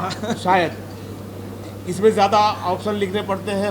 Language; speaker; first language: Hindi; native; Hindi